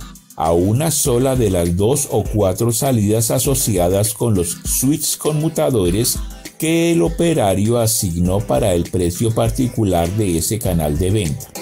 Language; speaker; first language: Spanish; native; Spanish